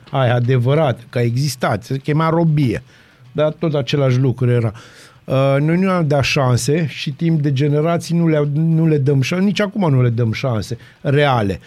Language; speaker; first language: Romanian; native; Romanian